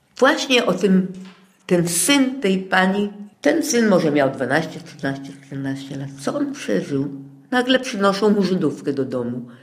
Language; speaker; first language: Polish; native; Polish